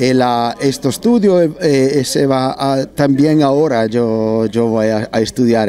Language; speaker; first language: Spanish; non-native, learner; Italian